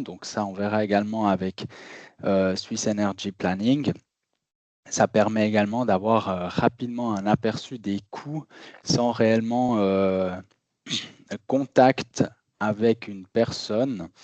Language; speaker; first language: French; native; French